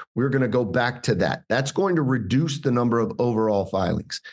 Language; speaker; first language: English; native; English